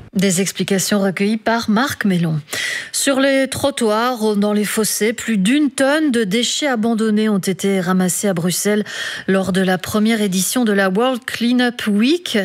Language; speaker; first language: French; native; French